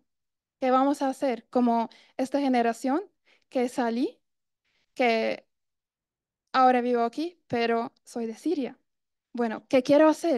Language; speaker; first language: Spanish; non-native, fluent; Arabic